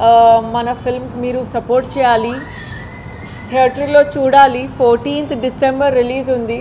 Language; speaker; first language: Telugu; non-native, fluent; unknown